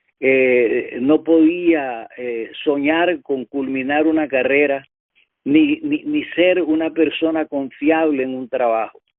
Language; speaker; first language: Spanish; native; Spanish